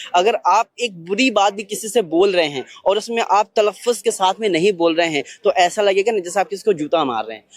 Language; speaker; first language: Urdu; native; Urdu